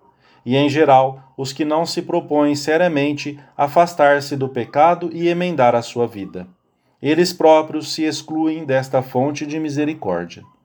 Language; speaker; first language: Portuguese; native; Portuguese